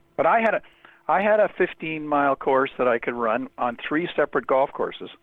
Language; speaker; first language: English; native; English